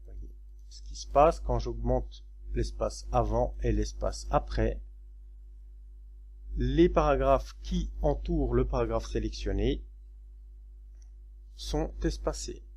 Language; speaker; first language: French; native; French